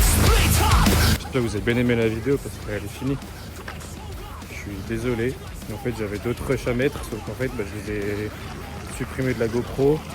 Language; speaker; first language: French; native; French